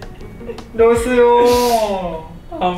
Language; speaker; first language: Japanese; non-native, learner; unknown